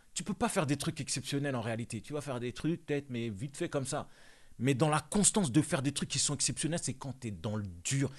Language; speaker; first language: French; non-native, local second language; Bambara